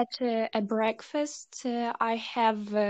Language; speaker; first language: English; non-native, learner; Ukrainian